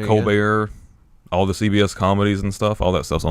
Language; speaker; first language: English; native; English